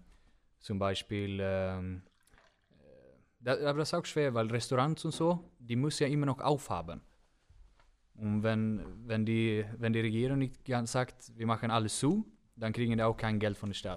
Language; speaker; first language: German; non-native, fluent; Swedish